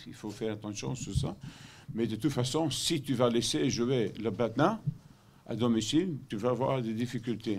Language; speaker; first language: French; non-native, learner; Dutch